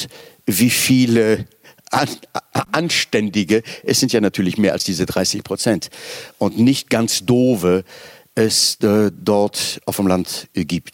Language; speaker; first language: German; native; German